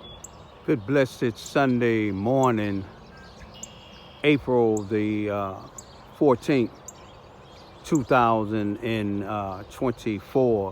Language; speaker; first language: English; native; English